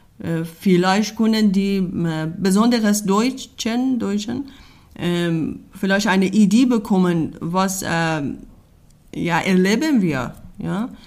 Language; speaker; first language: German; non-native, learner; Persian